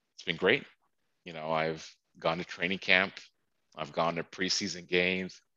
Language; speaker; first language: English; native; English